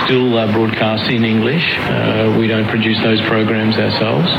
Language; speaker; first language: English; native; English